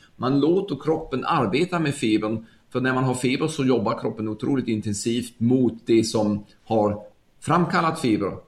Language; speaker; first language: Swedish; non-native, fluent; German